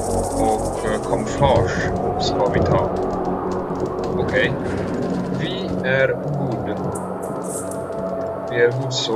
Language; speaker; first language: Swedish; non-native, learner; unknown